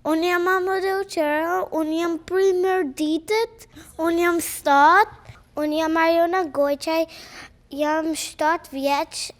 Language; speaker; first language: Albanian; early bilingual, other home language; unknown